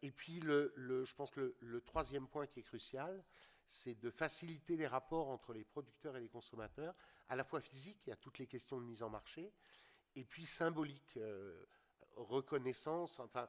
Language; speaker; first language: French; native; French